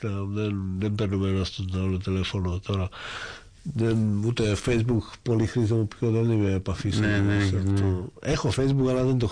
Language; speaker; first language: Greek; non-native, fluent; Slovak